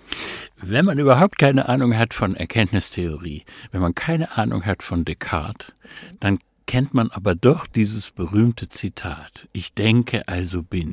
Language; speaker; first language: German; native; German